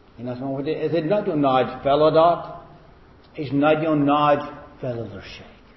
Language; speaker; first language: Hungarian; non-native, fluent; English